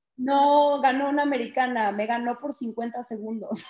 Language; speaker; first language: Spanish; early bilingual, heritage; Spanish